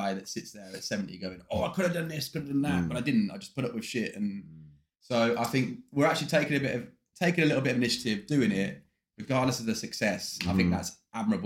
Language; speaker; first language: English; native; English